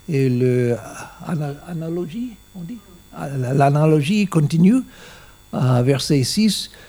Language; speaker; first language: French; non-native, learner; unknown